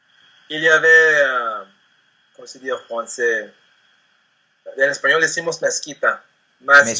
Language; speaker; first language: French; non-native, learner; Spanish